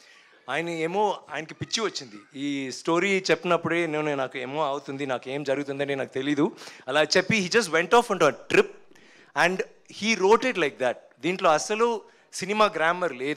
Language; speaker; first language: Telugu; non-native, learner; Tamil